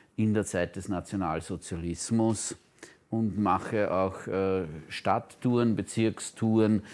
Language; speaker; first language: German; non-native, local second language; Turkish